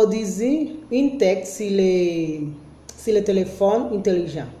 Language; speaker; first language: French; non-native, learner; Spanish